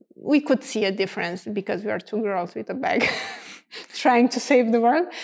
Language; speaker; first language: English; non-native, fluent; Romanian